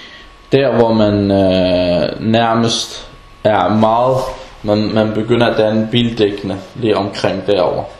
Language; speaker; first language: Danish; non-native, fluent; Arabic